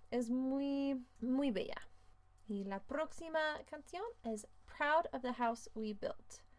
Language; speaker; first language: Spanish; non-native, fluent; English